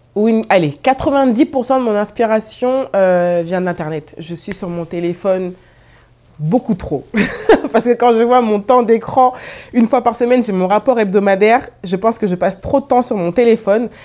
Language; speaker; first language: French; native; French